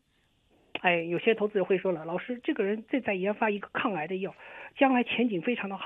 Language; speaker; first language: Chinese; native; Chinese